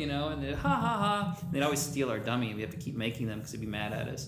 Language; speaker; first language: English; native; English